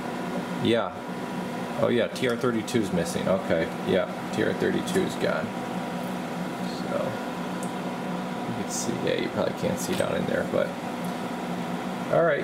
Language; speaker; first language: English; native; English